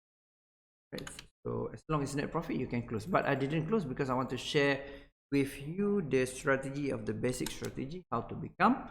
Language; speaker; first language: English; non-native, local second language; Malay